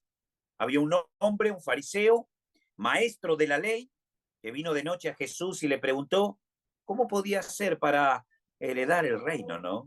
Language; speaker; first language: Spanish; native; Spanish